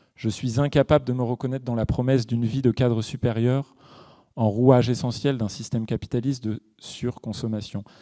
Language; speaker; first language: French; native; French